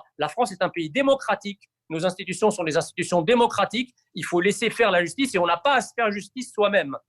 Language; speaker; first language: French; early bilingual, other home language; Arabic